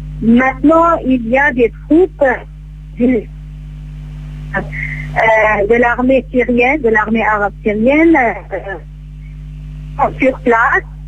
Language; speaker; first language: French; non-native, fluent; Kurdish